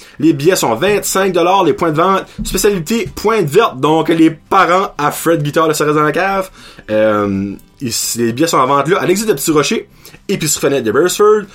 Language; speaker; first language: French; native; French